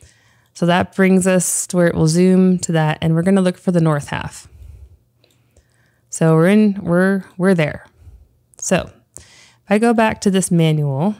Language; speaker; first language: English; native; English